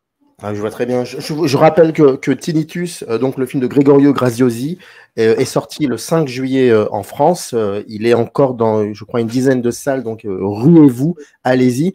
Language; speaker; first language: French; native; French